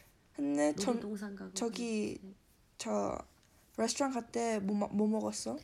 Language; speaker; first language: Korean; early bilingual, heritage; Korean